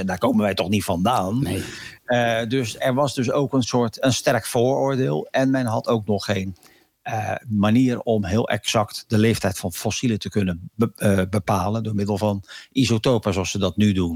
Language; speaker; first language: Dutch; native; Dutch